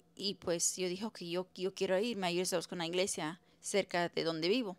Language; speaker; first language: Spanish; early bilingual, heritage; Spanish